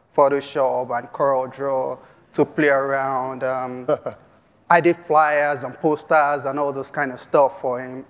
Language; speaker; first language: English; non-native, local second language; Yoruba